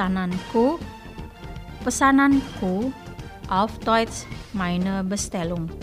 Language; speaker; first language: German; non-native, fluent; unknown